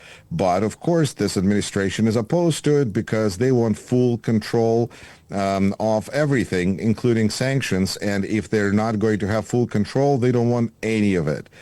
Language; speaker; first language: English; non-native, fluent; Russian